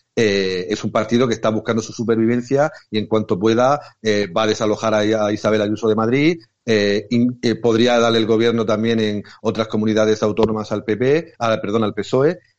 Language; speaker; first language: Spanish; native; Spanish